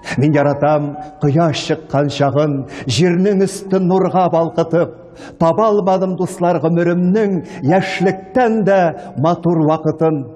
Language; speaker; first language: Tatar; native; Tatar